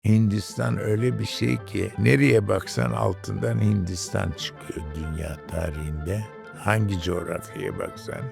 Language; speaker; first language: Turkish; native; Turkish